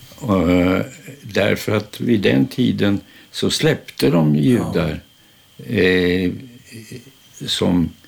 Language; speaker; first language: Swedish; early bilingual, other home language; German